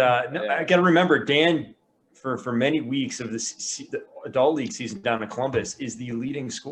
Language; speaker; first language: English; native; English